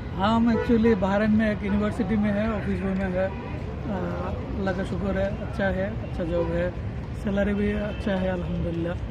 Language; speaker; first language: Hindi; non-native, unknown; Bangla